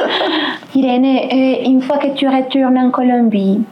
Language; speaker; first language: French; non-native, fluent; Spanish